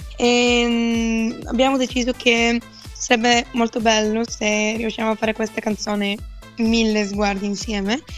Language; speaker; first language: Italian; non-native, fluent; Bulgarian